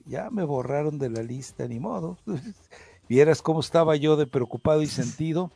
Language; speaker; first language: Spanish; native; Spanish